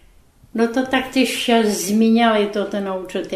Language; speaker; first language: Polish; non-native, local second language; Rusyn